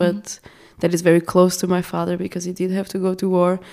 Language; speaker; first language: English; non-native, fluent; Portuguese